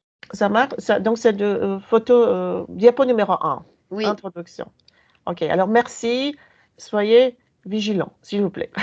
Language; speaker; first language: French; non-native, fluent; Polish